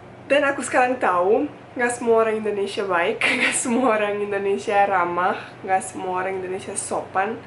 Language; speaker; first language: Indonesian; non-native, fluent; Bosnian